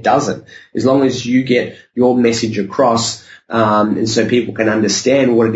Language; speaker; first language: English; native; English